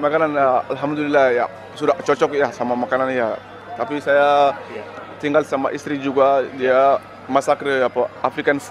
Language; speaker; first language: Indonesian; non-native, learner; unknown